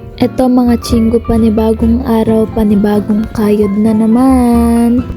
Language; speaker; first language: Filipino; native; Filipino